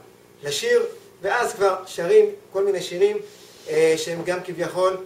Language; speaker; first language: Hebrew; native; Hebrew